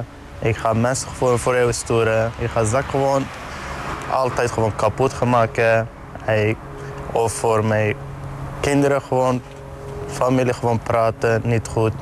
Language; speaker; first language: Dutch; non-native, learner; Arabic